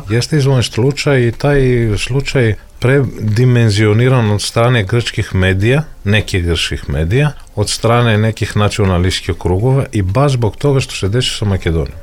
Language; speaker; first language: Serbian; non-native, fluent; Greek